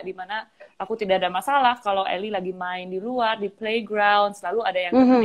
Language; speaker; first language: Indonesian; early bilingual, heritage; Indonesian